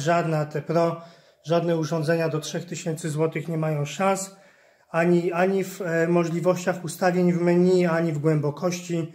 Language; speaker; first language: Polish; native; Polish